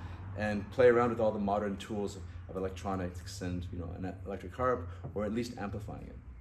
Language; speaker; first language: English; non-native, fluent; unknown